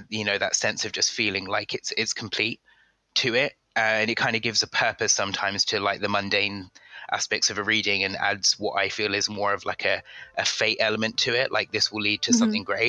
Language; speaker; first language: English; native; English